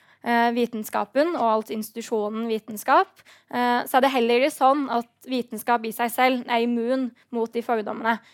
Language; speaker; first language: Norwegian; native; Norwegian